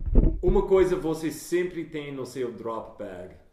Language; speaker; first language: Portuguese; non-native, fluent; English